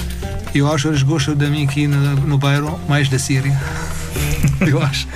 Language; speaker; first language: Portuguese; non-native, learner; Arabic